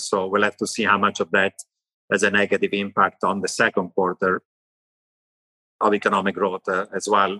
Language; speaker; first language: English; non-native, fluent; Italian